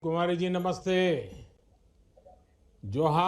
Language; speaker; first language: Hindi; non-native, local second language; Gujarati